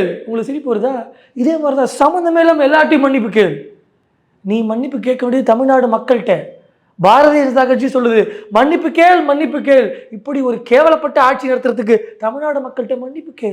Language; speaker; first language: Tamil; native; Tamil